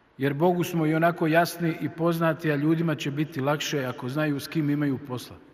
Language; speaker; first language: Serbian; native; Serbian